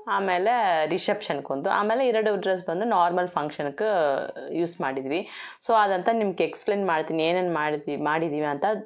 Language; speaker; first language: Kannada; non-native, local second language; Tamil